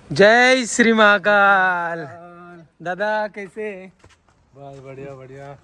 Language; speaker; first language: Hindi; non-native, local second language; Marathi